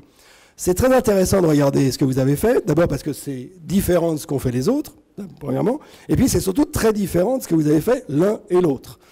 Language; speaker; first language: French; native; French